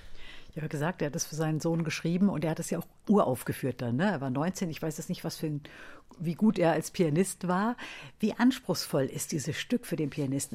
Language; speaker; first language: German; native; German